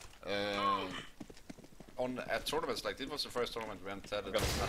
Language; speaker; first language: English; non-native, fluent; Swedish